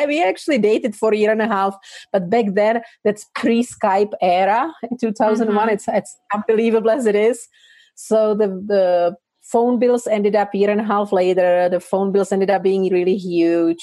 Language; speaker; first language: English; non-native, fluent; Czech